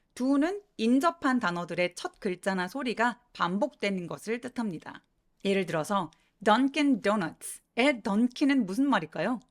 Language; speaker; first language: Korean; native; Korean